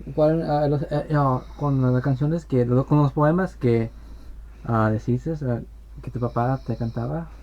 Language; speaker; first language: Spanish; early bilingual, other home language; English